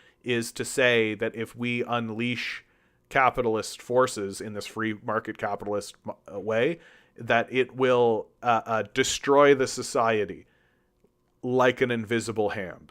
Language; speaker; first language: English; native; English